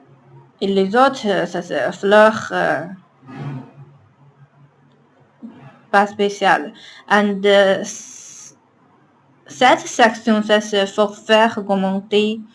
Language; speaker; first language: French; non-native, learner; Chinese